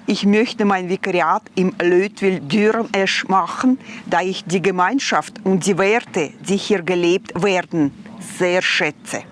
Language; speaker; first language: German; non-native, fluent; Russian